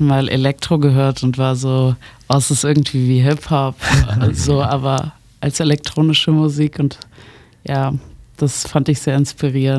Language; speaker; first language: German; native; German